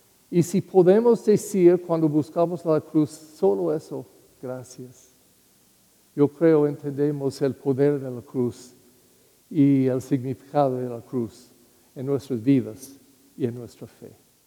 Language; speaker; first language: Spanish; non-native, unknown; English